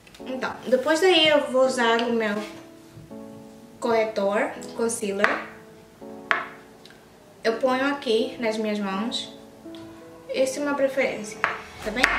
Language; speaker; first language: Portuguese; early bilingual, heritage; English